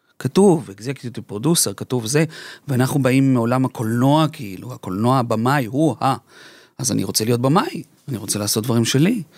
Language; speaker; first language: Hebrew; early bilingual, other home language; Spanish